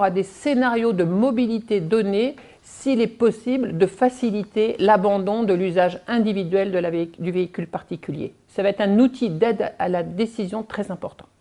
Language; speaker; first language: French; native; French